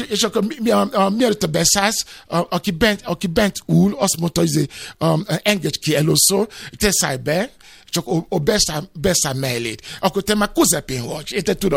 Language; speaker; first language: Hungarian; non-native, fluent; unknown